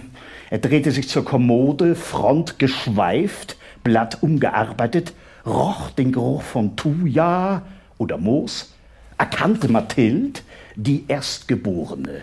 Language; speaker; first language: German; native; German